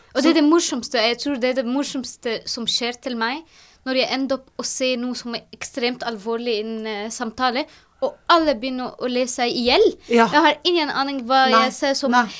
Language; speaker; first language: Norwegian; non-native, fluent; Arabic